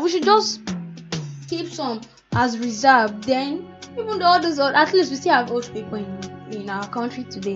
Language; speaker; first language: English; non-native, local second language; Yoruba